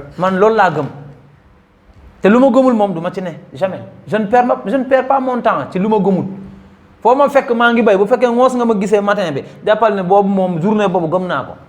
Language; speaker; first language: Wolof; non-native, local second language; Fula